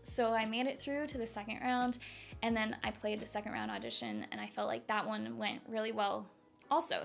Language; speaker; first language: English; native; English